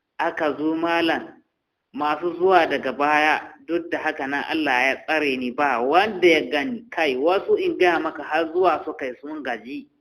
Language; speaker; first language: Hausa; non-native, local second language; Fula